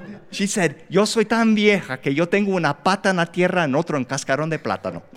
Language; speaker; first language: Spanish; early bilingual, other home language; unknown